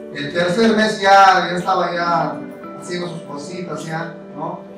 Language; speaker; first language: Spanish; native; Spanish